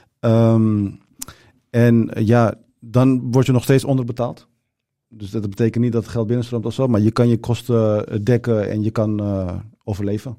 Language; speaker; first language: Dutch; early bilingual, other home language; Turkish